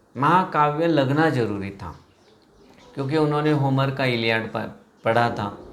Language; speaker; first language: Hindi; non-native, local second language; Marathi